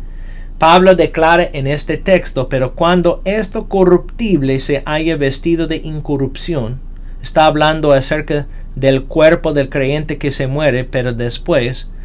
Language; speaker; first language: Spanish; non-native, fluent; English